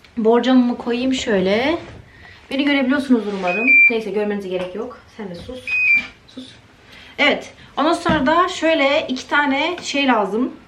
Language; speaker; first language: Turkish; native; Turkish